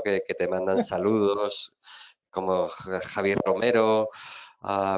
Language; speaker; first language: Spanish; native; Spanish